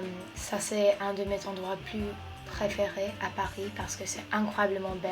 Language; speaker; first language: French; non-native, fluent; English